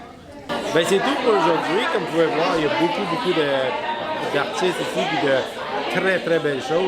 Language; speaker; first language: French; native; French